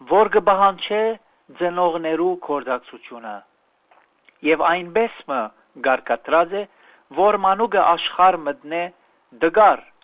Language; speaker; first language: Armenian; early bilingual, heritage; Armenian